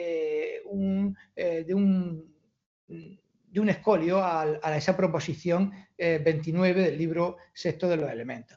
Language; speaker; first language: Spanish; native; Spanish